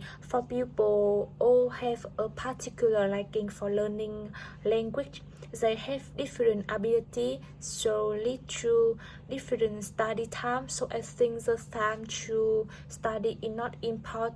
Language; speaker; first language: English; non-native, learner; Vietnamese